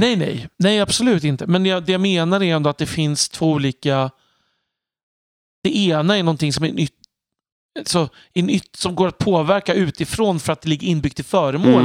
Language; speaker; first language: Swedish; native; Swedish